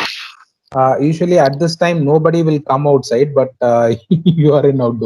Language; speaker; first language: English; non-native, local second language; Tamil